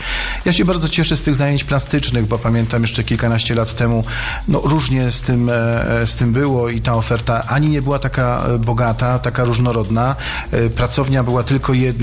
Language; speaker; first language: Polish; native; Polish